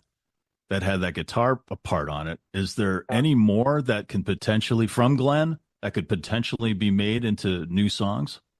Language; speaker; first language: English; native; English